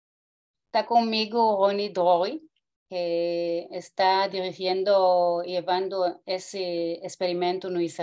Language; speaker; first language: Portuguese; early bilingual, heritage; Hebrew